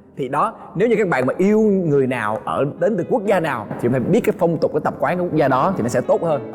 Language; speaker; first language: Vietnamese; native; Vietnamese